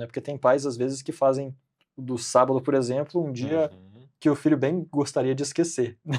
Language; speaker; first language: Portuguese; native; Portuguese